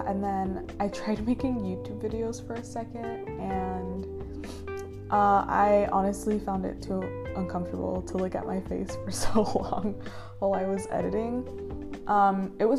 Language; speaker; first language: English; native; English